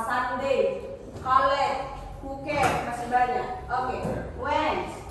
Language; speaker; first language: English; non-native, learner; Indonesian